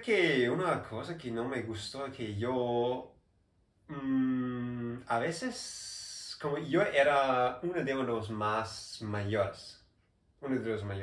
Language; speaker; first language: Spanish; non-native, learner; German